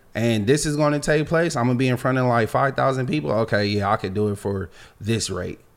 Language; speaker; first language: English; native; English